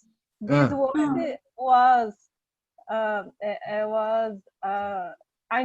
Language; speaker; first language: English; non-native, learner; Portuguese